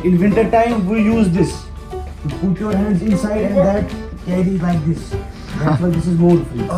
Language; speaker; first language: English; non-native, local second language; Kashmiri